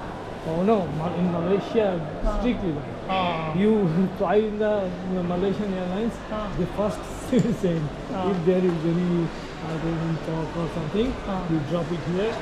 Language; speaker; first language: English; non-native, local second language; Bangla